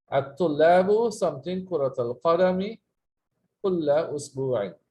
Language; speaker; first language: Arabic; non-native, fluent; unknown